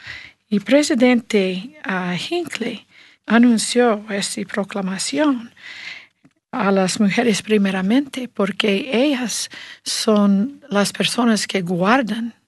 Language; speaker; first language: Spanish; non-native, learner; English